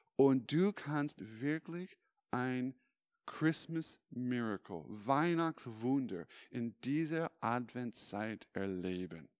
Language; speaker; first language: German; non-native, fluent; English